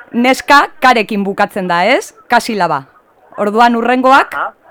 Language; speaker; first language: Basque; native; Basque